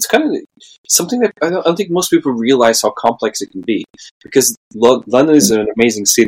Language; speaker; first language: English; non-native, fluent; Portuguese